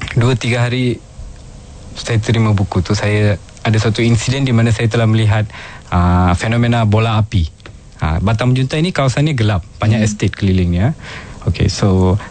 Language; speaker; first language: Malay; non-native, local second language; Tamil